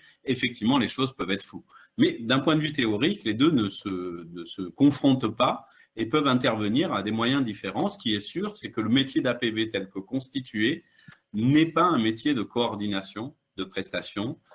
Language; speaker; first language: French; native; French